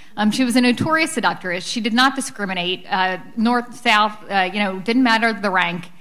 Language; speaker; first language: English; native; English